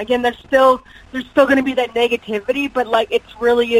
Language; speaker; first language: English; native; English